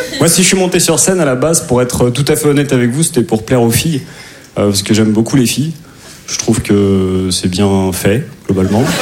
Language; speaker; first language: French; native; French